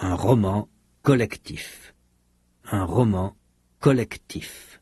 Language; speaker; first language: French; native; French